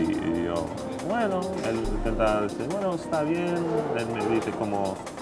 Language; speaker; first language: Spanish; non-native, fluent; English